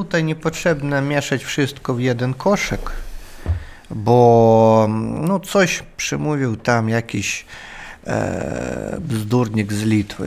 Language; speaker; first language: Polish; non-native, learner; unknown